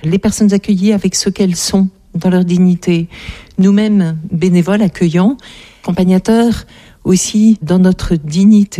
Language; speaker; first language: French; native; French